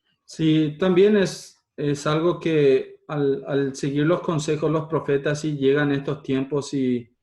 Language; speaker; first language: Spanish; native; Spanish